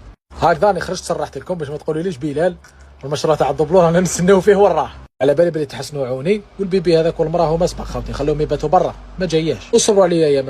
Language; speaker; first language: Arabic; native; Arabic